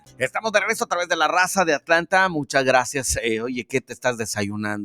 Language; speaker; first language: Spanish; native; Spanish